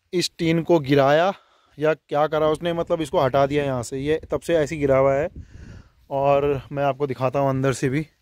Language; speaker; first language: Hindi; non-native, local second language; Garhwali